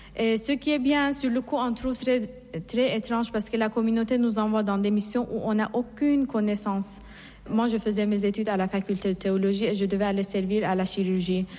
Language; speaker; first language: French; non-native, fluent; Persian